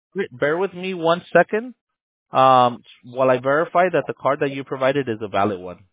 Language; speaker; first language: English; early bilingual, other home language; Spanish